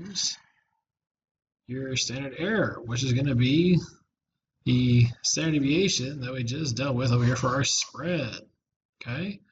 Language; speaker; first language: English; native; English